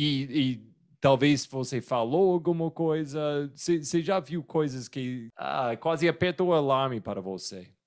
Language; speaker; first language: Portuguese; non-native, fluent; English